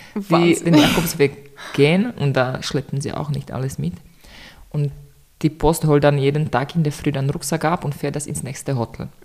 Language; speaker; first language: German; non-native, fluent; Czech